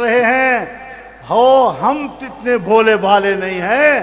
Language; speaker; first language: Urdu; non-native, local second language; Pashto